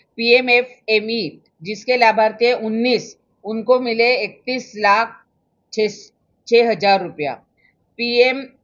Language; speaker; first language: Hindi; non-native, local second language; Marathi